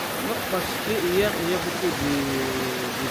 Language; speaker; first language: French; non-native, learner; Arabic